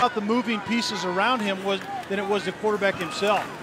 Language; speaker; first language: English; native; English